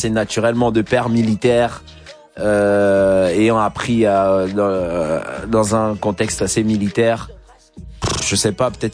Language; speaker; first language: French; native; French